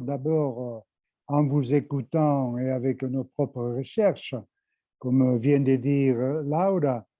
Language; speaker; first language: French; non-native, fluent; Spanish